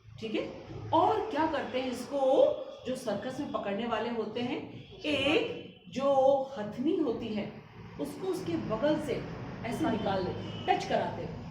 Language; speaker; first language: Hindi; native; Hindi